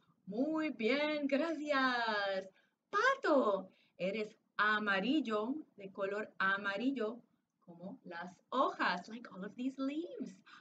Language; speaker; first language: Spanish; non-native, fluent; English